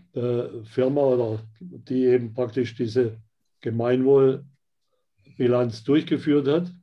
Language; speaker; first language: German; native; German